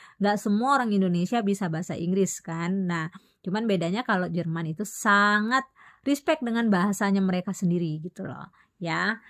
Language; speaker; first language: Indonesian; native; Indonesian